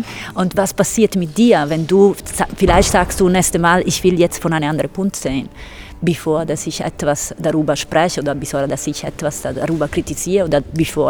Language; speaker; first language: German; non-native, fluent; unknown